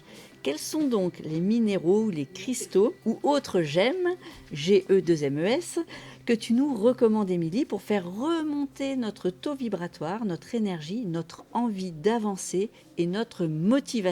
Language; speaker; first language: French; native; French